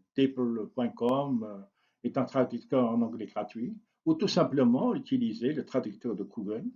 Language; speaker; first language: French; non-native, local second language; Arabic